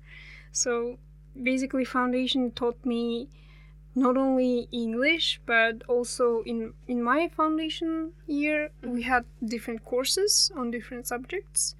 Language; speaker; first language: English; non-native, fluent; Kazakh